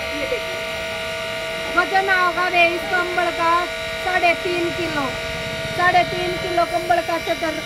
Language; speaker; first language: Hindi; native; Hindi